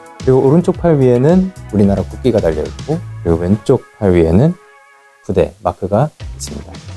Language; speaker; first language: Korean; native; Korean